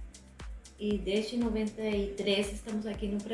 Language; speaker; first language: Portuguese; non-native, fluent; German